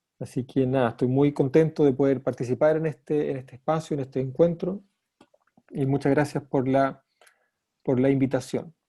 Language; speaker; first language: Spanish; native; Spanish